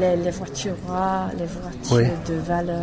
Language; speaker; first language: French; non-native, learner; English